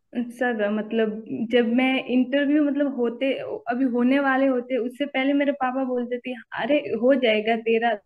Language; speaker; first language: Hindi; native; Hindi